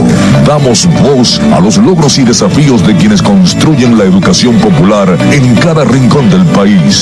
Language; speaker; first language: Spanish; native; Spanish